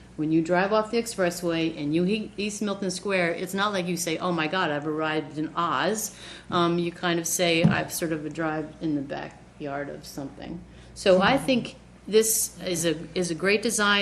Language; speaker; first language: English; native; English